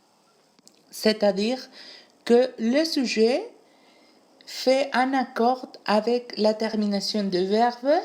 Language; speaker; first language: French; non-native, fluent; Spanish